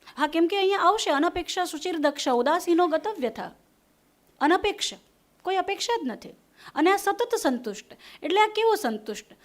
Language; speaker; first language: Gujarati; non-native, local second language; Hindi